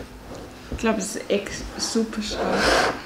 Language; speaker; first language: German; non-native, fluent; Cantonese